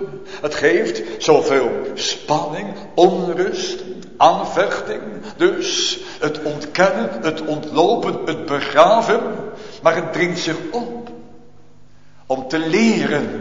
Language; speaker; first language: Dutch; native; Dutch